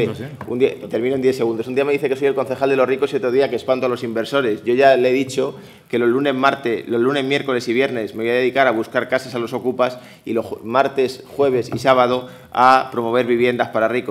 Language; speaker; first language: Spanish; native; Spanish